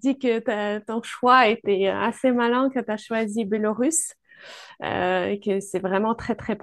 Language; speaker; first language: French; non-native, fluent; Ukrainian